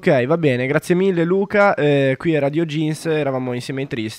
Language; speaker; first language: Italian; native; Italian